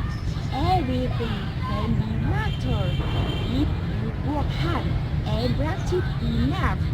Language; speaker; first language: English; non-native, learner; Thai